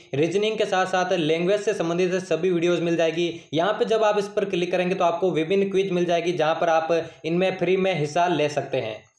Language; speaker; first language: Hindi; native; Hindi